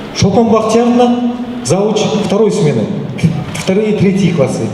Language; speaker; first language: Russian; non-native, local second language; Kazakh